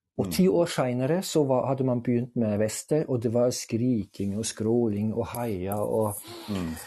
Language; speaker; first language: Norwegian; non-native, fluent; German